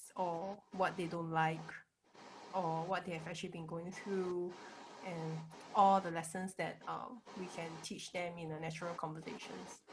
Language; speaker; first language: English; non-native, local second language; Chinese